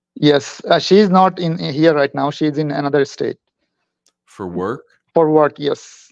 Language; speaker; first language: English; non-native, local second language; Bangla